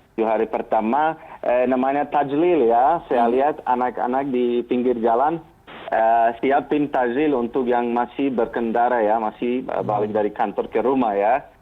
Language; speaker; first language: Indonesian; non-native, fluent; Bosnian